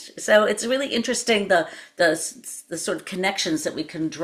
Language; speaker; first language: English; native; English